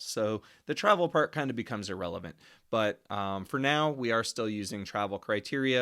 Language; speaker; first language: English; native; English